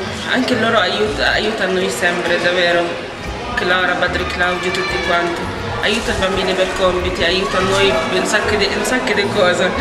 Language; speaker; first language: Italian; non-native, learner; Arabic